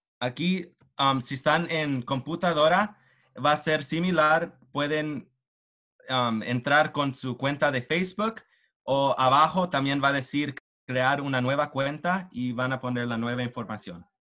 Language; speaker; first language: Spanish; early bilingual, heritage; Spanish